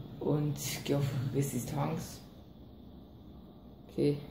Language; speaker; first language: German; non-native, learner; Vietnamese